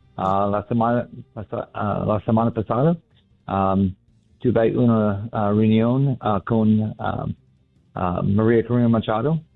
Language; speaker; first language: Spanish; non-native, learner; English